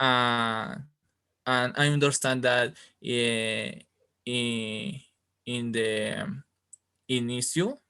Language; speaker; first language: English; non-native, learner; Spanish